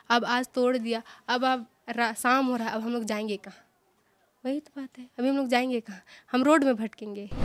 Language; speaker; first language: Hindi; native; Hindi